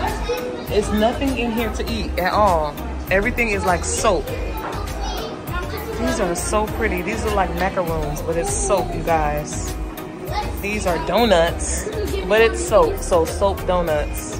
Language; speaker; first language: English; native; English